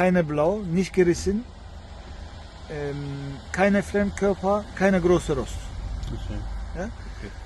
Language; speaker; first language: German; non-native, fluent; Turkish